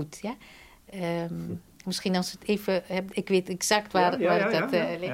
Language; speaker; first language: Dutch; non-native, fluent; Persian